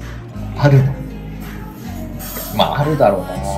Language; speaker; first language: Japanese; native; Japanese